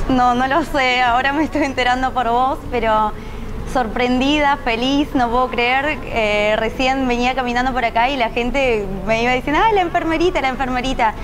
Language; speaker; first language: Spanish; early bilingual, other home language; Ukrainian